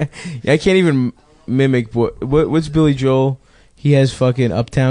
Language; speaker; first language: English; native; English